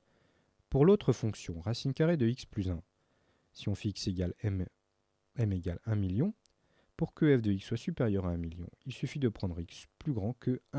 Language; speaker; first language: French; native; French